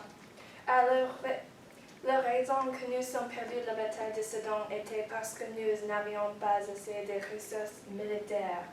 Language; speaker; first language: French; non-native, learner; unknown